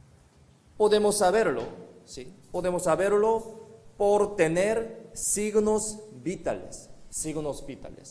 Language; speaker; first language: Spanish; non-native, learner; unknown